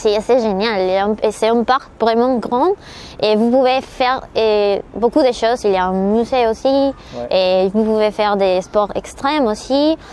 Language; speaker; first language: French; non-native, learner; Spanish